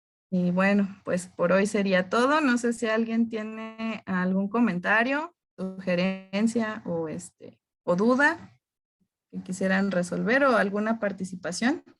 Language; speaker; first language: Spanish; native; Spanish